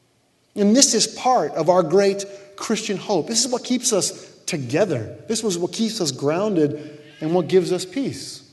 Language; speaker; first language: English; native; English